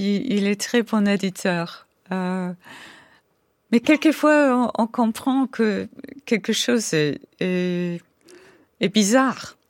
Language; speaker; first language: French; non-native, fluent; English